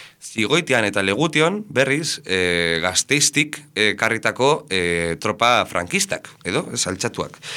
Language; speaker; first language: Basque; native; Basque